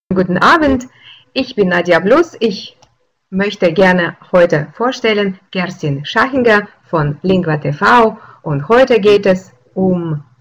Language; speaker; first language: German; non-native, fluent; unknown